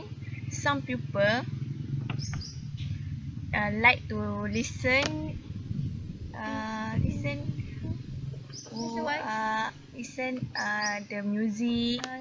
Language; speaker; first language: English; non-native, learner; Malay